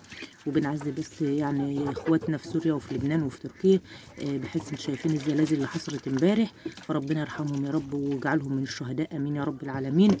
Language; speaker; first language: Arabic; native; Arabic